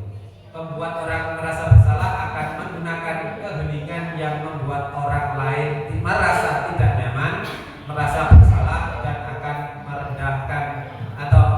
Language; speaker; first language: Indonesian; native; Indonesian